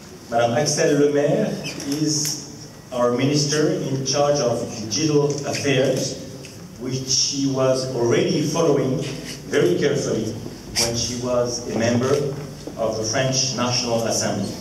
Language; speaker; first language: English; non-native, fluent; French